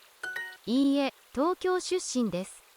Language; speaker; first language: Japanese; non-native, learner; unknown